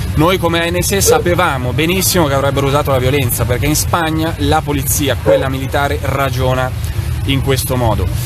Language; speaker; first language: Italian; non-native, fluent; Catalan